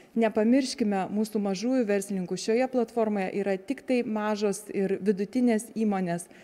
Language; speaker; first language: Lithuanian; native; Lithuanian